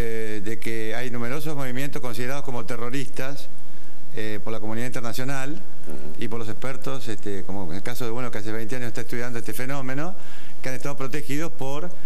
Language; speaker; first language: Spanish; native; Spanish